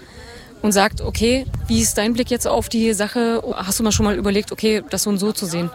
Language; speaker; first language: German; native; German